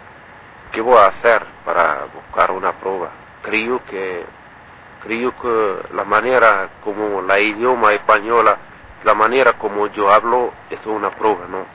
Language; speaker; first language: Spanish; non-native, learner; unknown